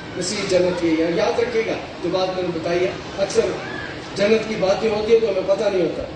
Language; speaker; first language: Urdu; non-native, local second language; Punjabi